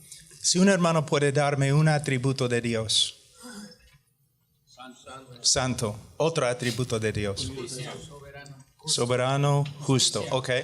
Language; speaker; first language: Spanish; non-native, fluent; English